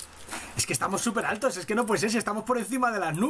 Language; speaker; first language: Spanish; native; Spanish